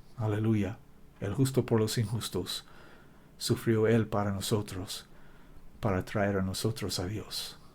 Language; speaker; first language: Spanish; non-native, fluent; English